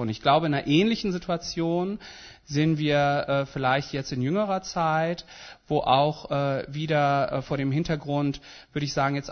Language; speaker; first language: German; native; German